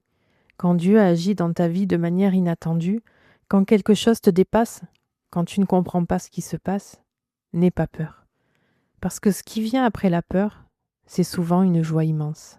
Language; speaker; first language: French; native; French